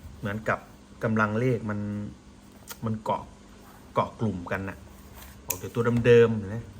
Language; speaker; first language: Thai; native; Thai